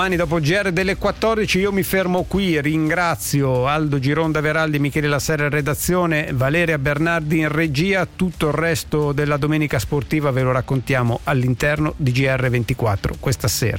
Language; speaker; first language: Italian; native; Italian